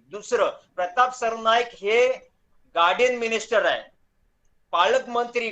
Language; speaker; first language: Marathi; non-native, local second language; Hindi